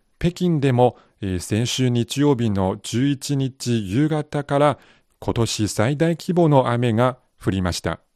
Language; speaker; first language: Japanese; non-native, fluent; Chinese